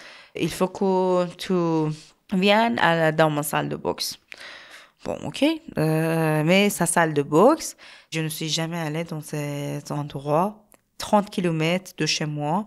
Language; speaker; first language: French; non-native, learner; Persian